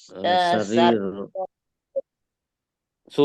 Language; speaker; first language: Arabic; non-native, learner; Indonesian